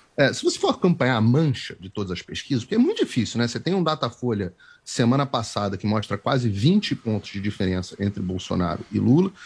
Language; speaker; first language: Portuguese; native; Portuguese